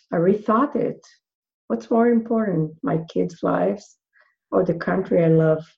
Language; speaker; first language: English; non-native, fluent; Hebrew